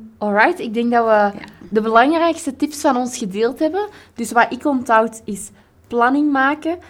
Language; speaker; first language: Dutch; native; Dutch